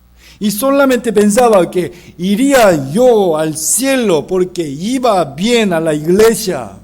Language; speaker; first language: Spanish; non-native, fluent; Korean